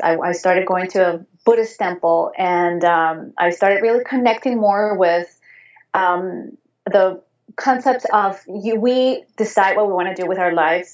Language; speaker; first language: English; non-native, fluent; Spanish